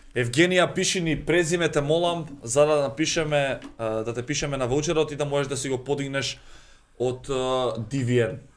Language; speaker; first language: Macedonian; native; Macedonian